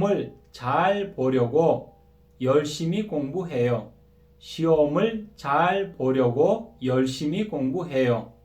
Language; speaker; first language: Korean; non-native, fluent; Kyrgyz